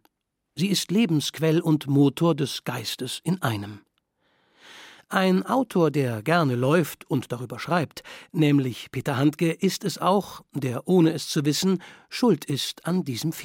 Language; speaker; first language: German; native; German